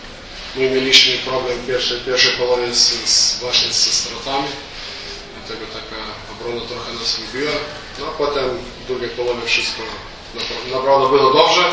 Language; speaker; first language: Polish; non-native, learner; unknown